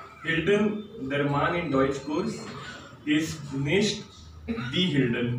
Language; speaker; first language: German; non-native, learner; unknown